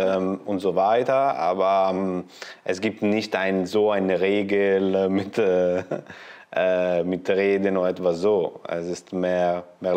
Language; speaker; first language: German; non-native, learner; Italian